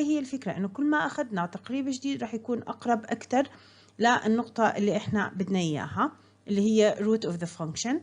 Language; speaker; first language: Arabic; native; Arabic